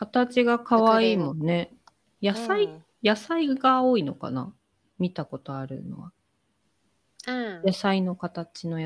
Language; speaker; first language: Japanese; native; Japanese